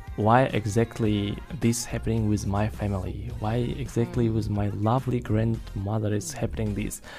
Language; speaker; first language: English; non-native, fluent; Russian